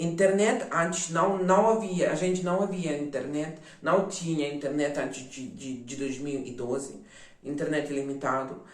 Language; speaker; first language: Portuguese; non-native, local second language; Ukrainian